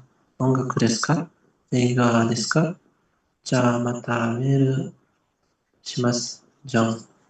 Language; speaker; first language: Japanese; non-native, learner; Indonesian